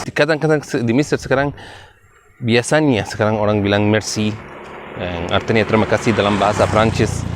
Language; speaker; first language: Indonesian; non-native, fluent; Arabic